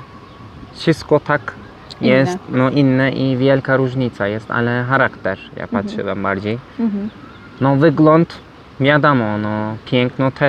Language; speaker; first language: Polish; non-native, learner; Turkish